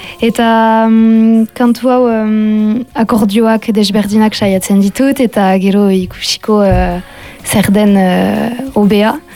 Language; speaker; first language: Basque; non-native, local second language; French